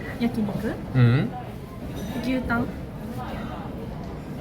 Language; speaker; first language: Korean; non-native, learner; Japanese